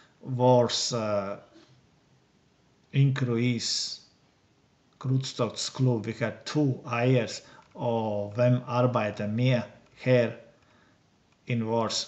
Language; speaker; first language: Swedish; non-native, learner; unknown